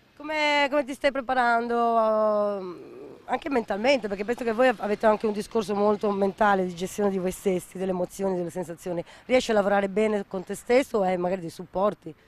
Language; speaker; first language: Italian; native; Italian